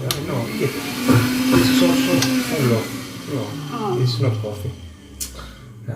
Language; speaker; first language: English; non-native, learner; Greek